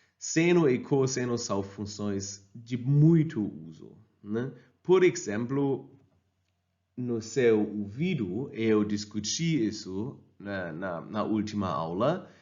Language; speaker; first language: Portuguese; non-native, fluent; German